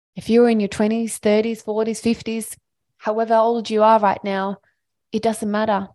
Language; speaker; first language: English; non-native, fluent; Swedish